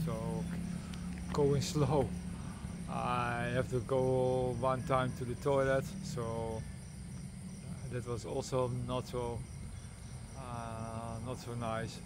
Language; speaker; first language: English; non-native, learner; Dutch